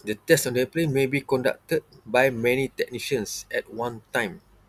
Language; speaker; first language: English; non-native, local second language; Malay